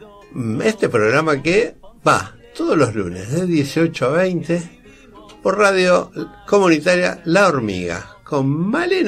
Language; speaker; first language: Spanish; native; Spanish